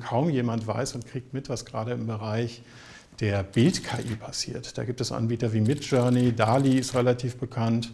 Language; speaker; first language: German; native; German